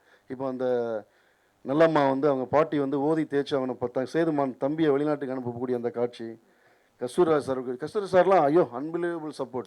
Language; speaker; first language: Tamil; native; Tamil